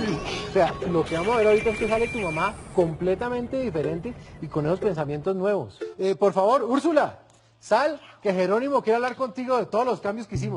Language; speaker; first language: Spanish; native; Spanish